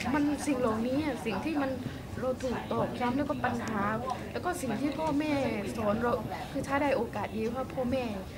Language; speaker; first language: Thai; early bilingual, other home language; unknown